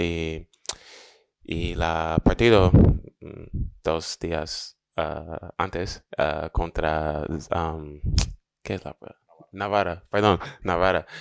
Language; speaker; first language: Spanish; non-native, learner; English